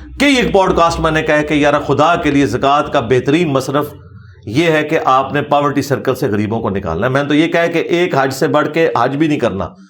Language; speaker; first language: Urdu; native; Urdu